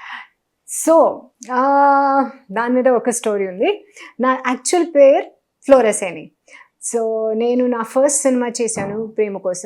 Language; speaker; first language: Telugu; non-native, learner; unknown